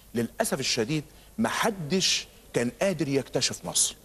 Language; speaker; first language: Arabic; native; Arabic